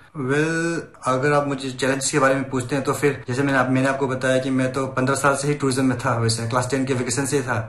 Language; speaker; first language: Hindi; non-native, local second language; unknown